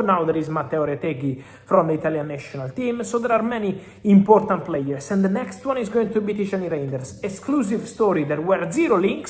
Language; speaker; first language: English; non-native, fluent; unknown